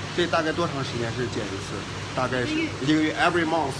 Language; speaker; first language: Chinese; native; Chinese